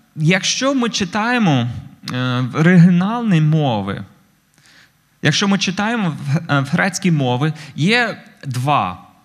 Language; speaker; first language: Ukrainian; non-native, fluent; English